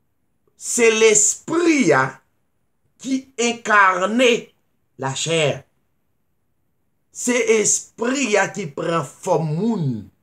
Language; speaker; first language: French; non-native, local second language; Haitian Creole